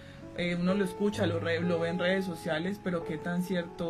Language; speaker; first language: Spanish; native; Spanish